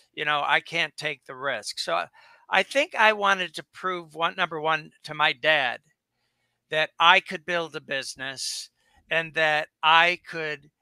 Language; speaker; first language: English; native; English